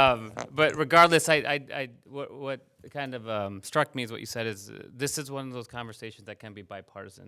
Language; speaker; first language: English; early bilingual, other home language; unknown